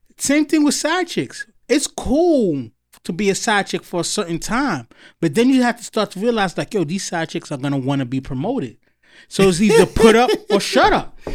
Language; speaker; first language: English; early bilingual, other home language; Haitian Creole